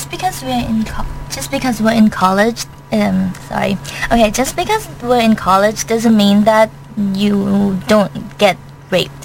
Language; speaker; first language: English; non-native, fluent; Thai